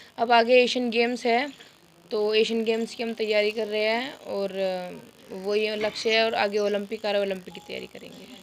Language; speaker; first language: Hindi; native; Hindi